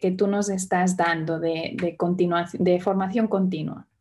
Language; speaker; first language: Spanish; native; Spanish